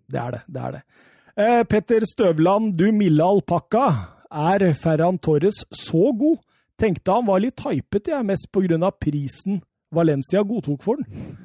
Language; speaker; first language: Norwegian; native; Norwegian